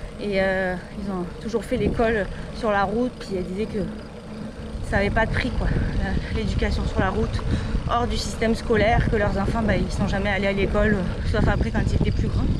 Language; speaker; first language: French; native; French